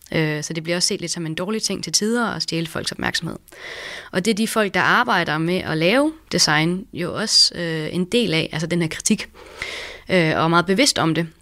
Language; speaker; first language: Danish; native; Danish